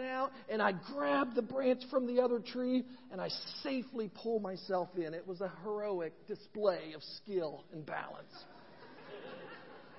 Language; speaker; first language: English; native; English